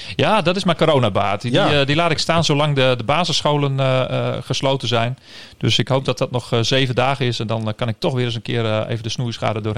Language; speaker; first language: Dutch; native; Dutch